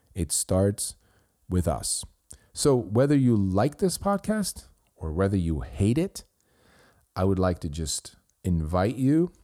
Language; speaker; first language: English; non-native, fluent; Swiss German